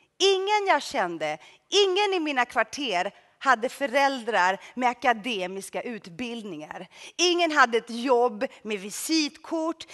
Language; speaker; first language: Swedish; early bilingual, other home language; Greek